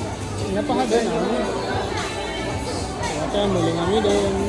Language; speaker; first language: Filipino; non-native, local second language; Maranao